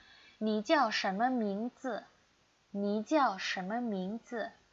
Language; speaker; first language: Chinese; non-native, fluent; Indonesian